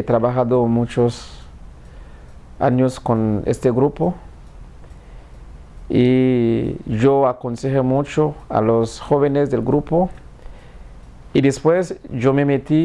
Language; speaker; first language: Spanish; non-native, fluent; Haitian Creole